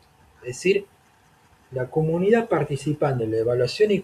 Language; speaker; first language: Spanish; native; Spanish